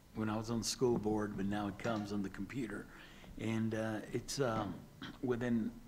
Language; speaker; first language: English; native; English